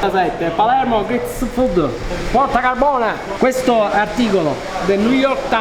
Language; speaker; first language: Italian; native; Italian